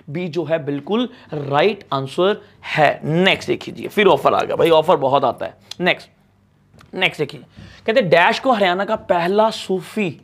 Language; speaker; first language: Hindi; non-native, local second language; Punjabi